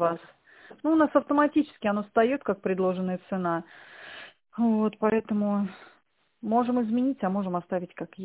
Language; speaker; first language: Russian; native; Russian